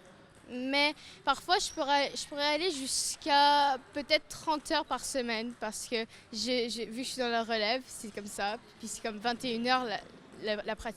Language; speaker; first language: French; native; French